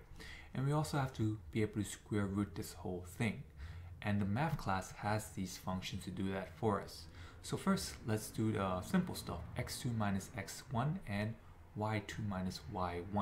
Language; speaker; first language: English; native; English